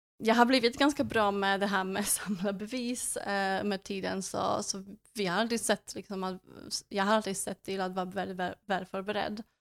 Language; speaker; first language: Swedish; non-native, fluent; Polish